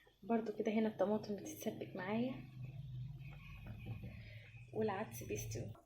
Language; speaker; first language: Arabic; native; Arabic